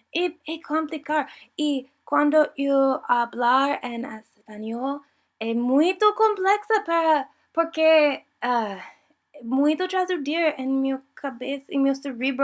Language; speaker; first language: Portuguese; non-native, learner; English